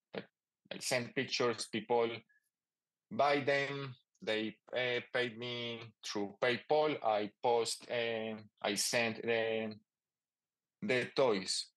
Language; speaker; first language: English; non-native, fluent; Spanish